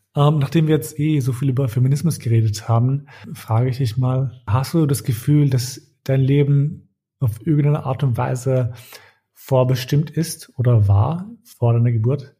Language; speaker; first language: German; early bilingual, other home language; Albanian